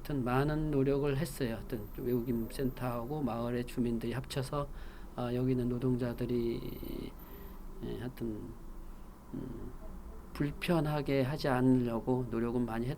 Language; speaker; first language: Korean; native; Korean